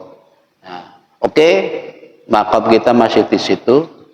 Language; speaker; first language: Indonesian; non-native, local second language; Javanese